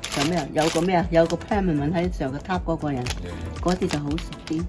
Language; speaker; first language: Cantonese; native; Cantonese